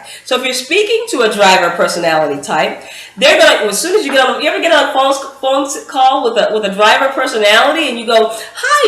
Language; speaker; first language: English; native; English